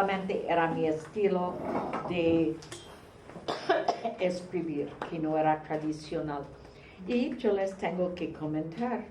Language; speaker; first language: Spanish; non-native, fluent; English